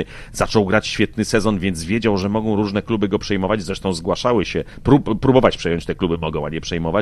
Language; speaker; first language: Polish; native; Polish